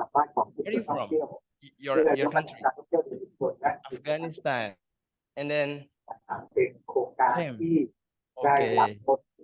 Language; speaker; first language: English; non-native, learner; Indonesian